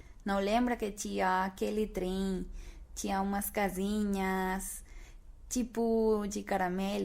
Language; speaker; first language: Portuguese; non-native, fluent; Spanish